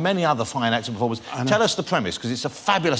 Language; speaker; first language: English; native; English